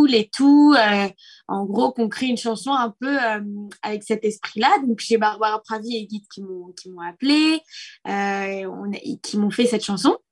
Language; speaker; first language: French; native; French